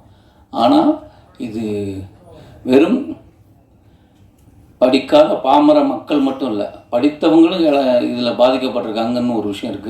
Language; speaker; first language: Tamil; native; Tamil